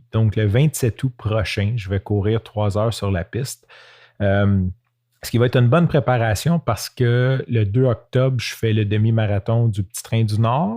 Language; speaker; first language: French; native; French